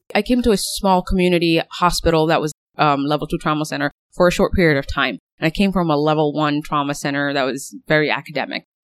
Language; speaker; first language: English; early bilingual, other home language; Somali